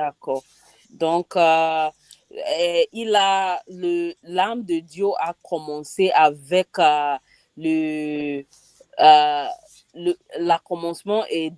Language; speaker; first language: French; non-native, learner; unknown